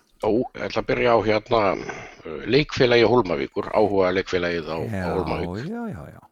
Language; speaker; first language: Icelandic; native; Icelandic